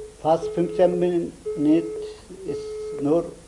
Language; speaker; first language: German; non-native, learner; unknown